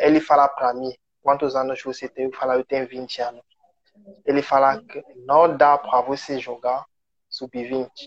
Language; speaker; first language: Portuguese; non-native, learner; French